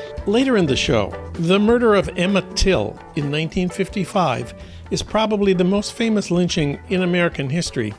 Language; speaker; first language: English; native; English